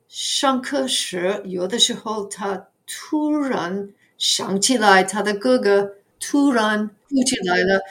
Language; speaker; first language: Chinese; non-native, fluent; English